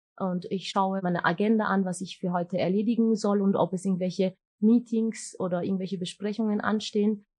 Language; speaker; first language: German; early bilingual, other home language; Turkish